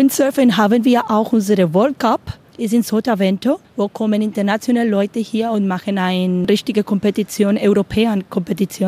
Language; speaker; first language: German; non-native, learner; Spanish